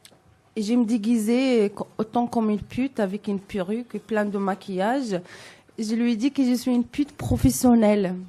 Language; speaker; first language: French; non-native, local second language; Arabic